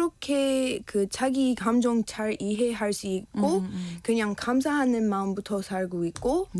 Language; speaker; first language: Korean; non-native, learner; English